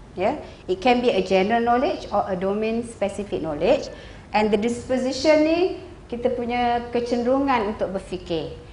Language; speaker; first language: Malay; native; Malay